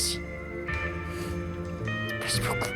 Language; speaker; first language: French; native; French